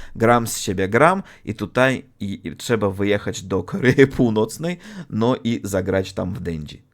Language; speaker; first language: Polish; non-native, fluent; Russian